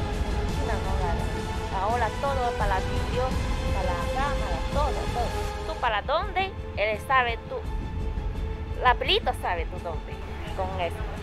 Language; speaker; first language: Spanish; non-native, learner; Chinese